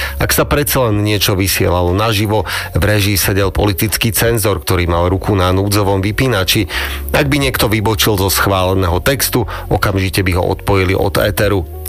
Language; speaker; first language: Slovak; native; Slovak